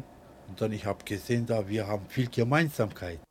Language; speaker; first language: German; early bilingual, other home language; Turkish